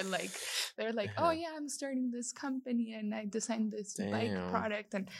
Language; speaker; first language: English; non-native, fluent; Spanish